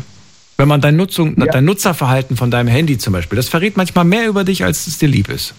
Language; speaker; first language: German; native; German